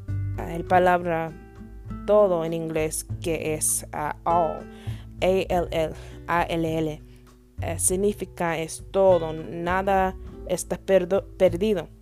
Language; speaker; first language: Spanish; non-native, learner; English